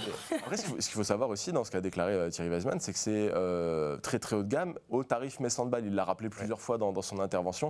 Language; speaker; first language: French; native; French